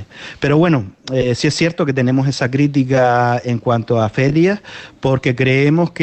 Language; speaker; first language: Spanish; native; Spanish